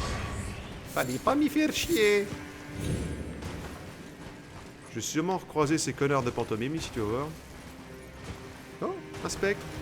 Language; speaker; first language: French; native; French